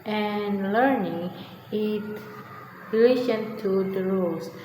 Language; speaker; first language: English; non-native, learner; Indonesian